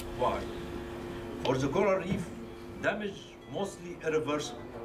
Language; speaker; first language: English; non-native, fluent; Arabic